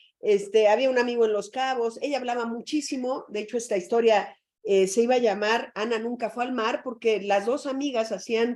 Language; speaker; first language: Spanish; native; Spanish